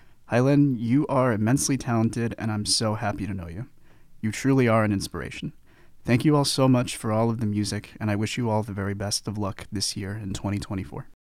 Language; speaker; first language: English; native; English